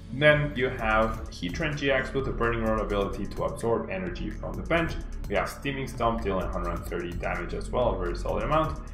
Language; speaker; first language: English; non-native, fluent; Spanish